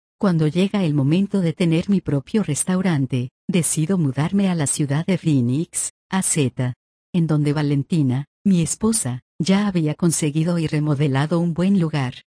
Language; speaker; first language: Spanish; native; Spanish